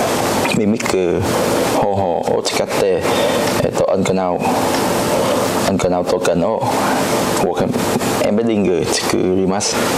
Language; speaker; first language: Japanese; non-native, learner; Vietnamese